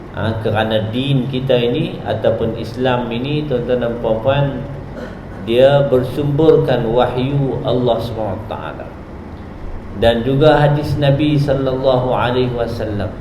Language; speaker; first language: Malay; native; Malay